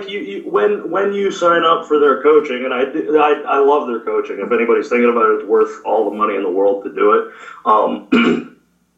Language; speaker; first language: English; native; English